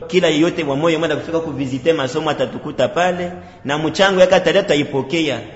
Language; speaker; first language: Swahili; native; Swahili